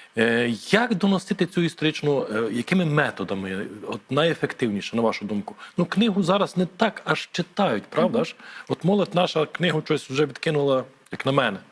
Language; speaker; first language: Ukrainian; native; Ukrainian